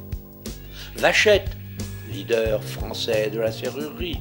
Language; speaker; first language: French; native; French